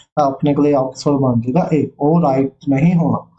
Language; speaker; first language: Hindi; non-native, local second language; Punjabi